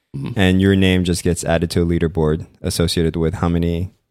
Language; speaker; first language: English; non-native, local second language; Korean